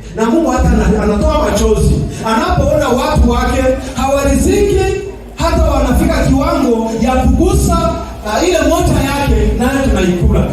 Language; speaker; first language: Swahili; non-native, local second language; Kinyarwanda